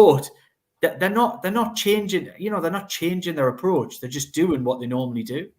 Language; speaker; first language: English; native; English